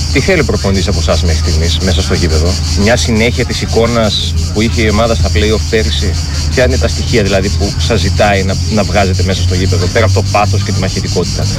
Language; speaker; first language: Greek; native; Greek